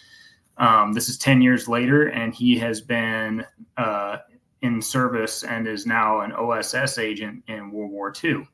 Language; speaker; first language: English; native; English